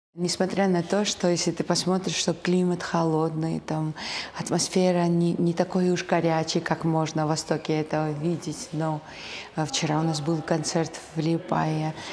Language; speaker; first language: Russian; non-native, local second language; Georgian